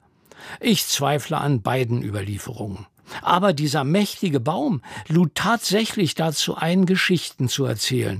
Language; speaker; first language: German; native; German